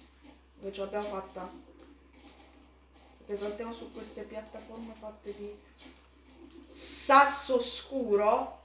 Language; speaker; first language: Italian; native; Italian